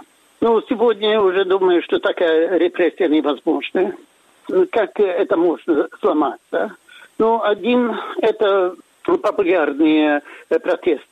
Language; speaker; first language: Russian; non-native, fluent; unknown